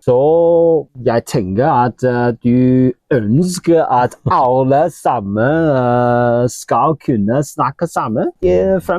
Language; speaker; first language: Norwegian; non-native, learner; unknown